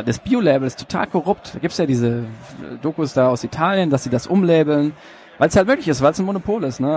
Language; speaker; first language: German; native; German